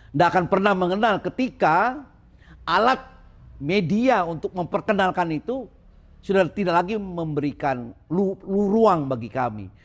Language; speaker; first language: Indonesian; non-native, local second language; Sundanese